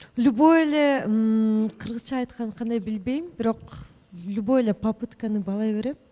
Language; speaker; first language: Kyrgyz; non-native, local second language; Russian